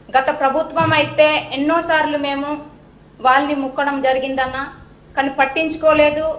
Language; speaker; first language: Telugu; non-native, local second language; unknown